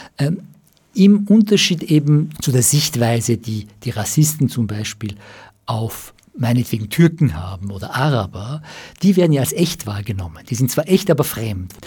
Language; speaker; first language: German; early bilingual, other home language; Persian